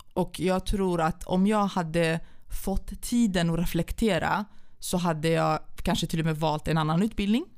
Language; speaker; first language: Swedish; early bilingual, other home language; Central Kurdish